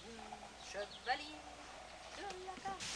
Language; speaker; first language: French; native; French